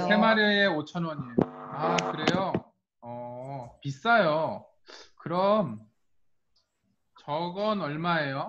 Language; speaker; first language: Korean; non-native, fluent; Spanish